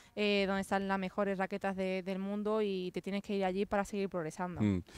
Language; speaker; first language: Spanish; native; Spanish